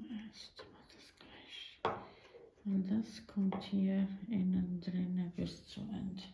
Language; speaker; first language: German; non-native, fluent; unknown